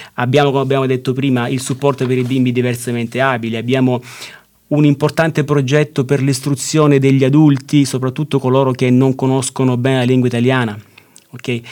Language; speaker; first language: Italian; native; Italian